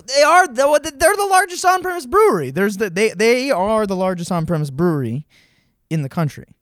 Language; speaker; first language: English; native; English